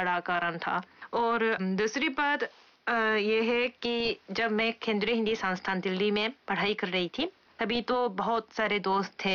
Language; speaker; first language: Hindi; non-native, fluent; Japanese